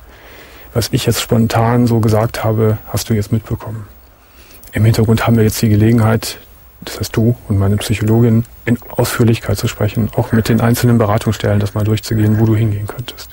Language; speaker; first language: German; native; German